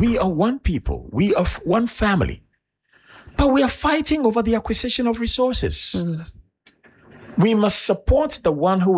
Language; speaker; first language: English; non-native, local second language; Akan